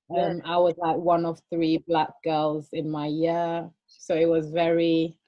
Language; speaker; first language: English; early bilingual, other home language; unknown